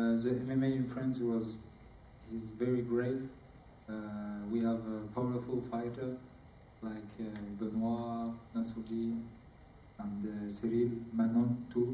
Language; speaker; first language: English; non-native, learner; French